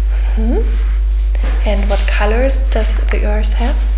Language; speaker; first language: English; non-native, fluent; German